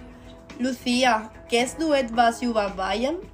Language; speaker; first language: German; non-native, learner; Spanish